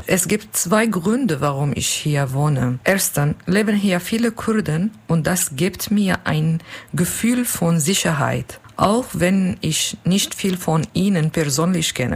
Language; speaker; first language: German; non-native, learner; Kurdish